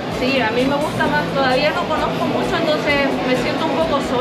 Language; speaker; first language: Spanish; native; Spanish